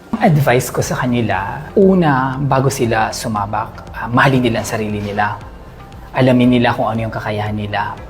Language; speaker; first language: Filipino; native; Filipino